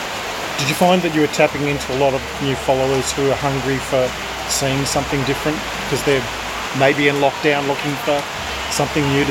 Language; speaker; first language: English; native; English